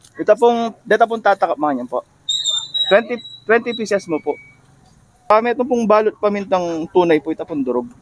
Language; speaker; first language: Filipino; non-native, local second language; Pampanga